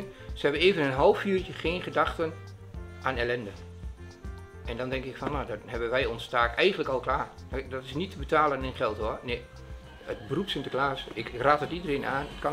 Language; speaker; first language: Dutch; native; Dutch